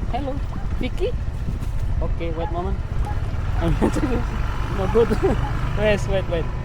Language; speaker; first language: English; non-native, learner; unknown